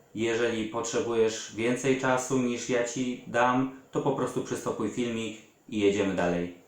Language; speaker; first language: Polish; native; Polish